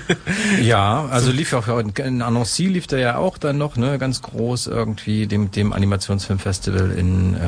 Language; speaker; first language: German; native; German